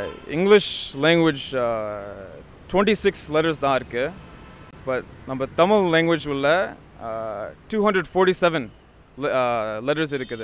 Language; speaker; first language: Tamil; non-native, learner; English